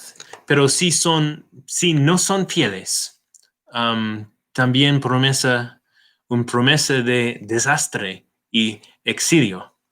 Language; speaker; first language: Spanish; non-native, fluent; English